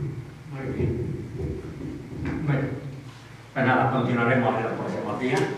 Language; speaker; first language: Spanish; native; Spanish